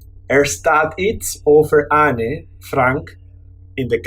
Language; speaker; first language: Dutch; non-native, learner; Spanish